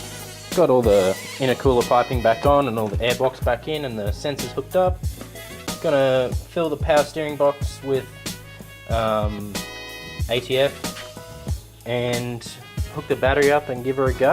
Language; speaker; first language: English; native; English